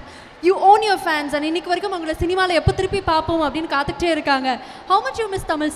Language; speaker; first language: Tamil; native; Tamil